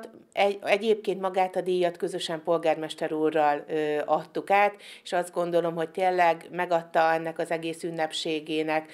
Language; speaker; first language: Hungarian; native; Hungarian